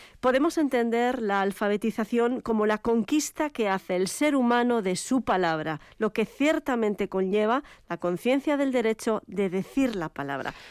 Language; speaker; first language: Spanish; native; Spanish